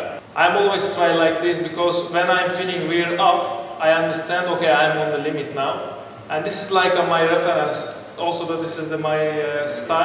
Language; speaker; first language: English; non-native, learner; Turkish